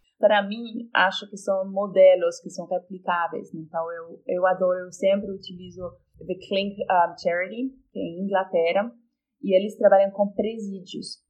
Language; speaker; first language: Portuguese; non-native, fluent; Polish